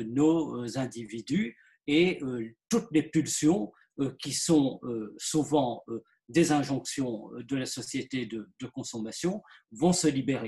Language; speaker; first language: French; native; French